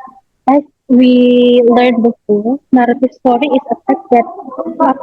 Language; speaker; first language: English; non-native, learner; Indonesian